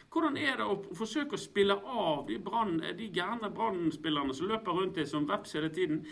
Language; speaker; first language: Norwegian; native; Norwegian